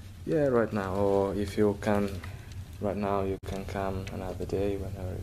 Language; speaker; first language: English; non-native, learner; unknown